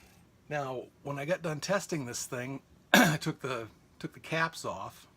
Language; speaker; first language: English; native; English